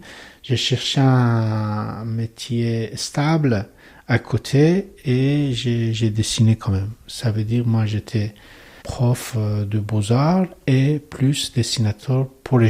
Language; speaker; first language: French; non-native, learner; Persian